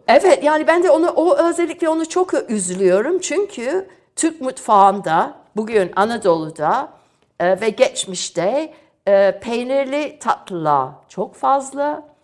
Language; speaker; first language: Turkish; non-native, fluent; English